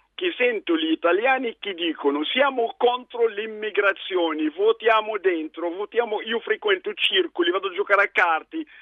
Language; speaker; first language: Italian; non-native, fluent; Arabic